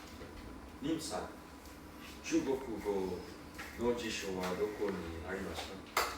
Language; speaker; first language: Japanese; non-native, learner; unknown